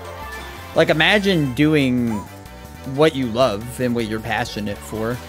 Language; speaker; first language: English; native; English